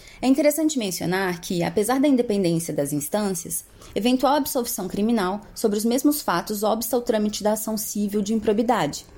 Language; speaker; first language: Portuguese; native; Portuguese